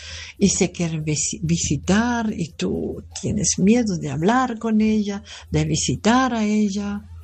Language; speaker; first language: Spanish; non-native, fluent; German